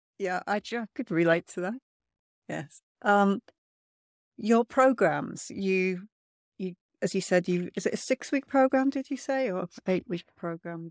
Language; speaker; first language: English; native; English